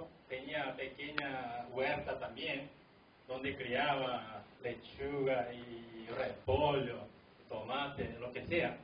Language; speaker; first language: Spanish; non-native, fluent; Korean